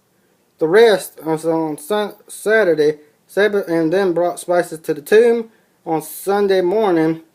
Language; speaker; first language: English; native; English